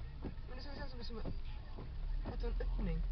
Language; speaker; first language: Swedish; native; Swedish